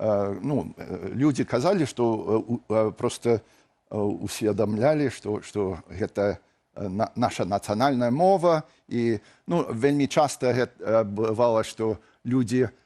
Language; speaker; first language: Belarusian; non-native, fluent; English